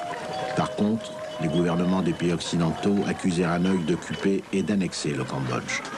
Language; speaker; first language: French; native; French